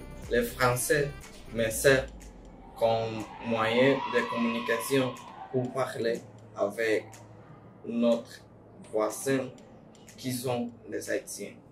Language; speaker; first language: French; non-native, learner; Spanish